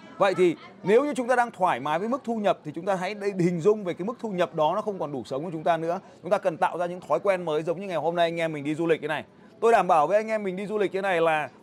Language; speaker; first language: Vietnamese; native; Vietnamese